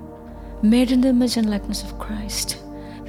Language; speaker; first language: English; non-native, local second language; Malayalam